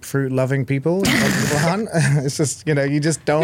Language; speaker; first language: English; native; English